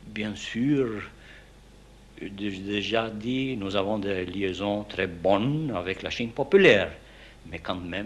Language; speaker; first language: French; non-native, fluent; Albanian